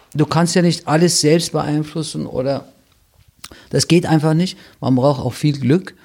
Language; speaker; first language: German; early bilingual, other home language; Turkish